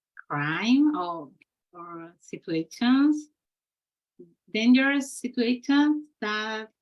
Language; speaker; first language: English; non-native, learner; Spanish